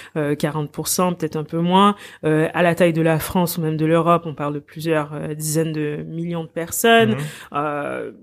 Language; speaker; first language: French; native; French